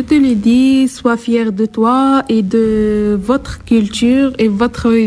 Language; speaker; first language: French; non-native, learner; Arabic